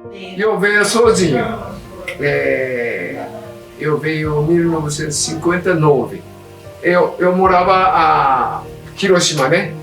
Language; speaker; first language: Portuguese; non-native, learner; Japanese